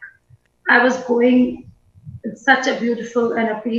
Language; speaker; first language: English; non-native, local second language; Hindi